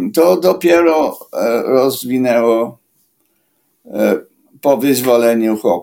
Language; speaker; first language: Polish; non-native, fluent; English